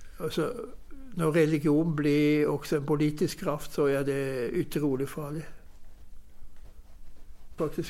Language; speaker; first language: Norwegian; non-native, fluent; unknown